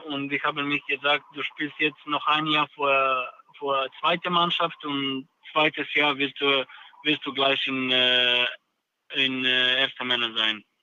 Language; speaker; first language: German; non-native, learner; Serbian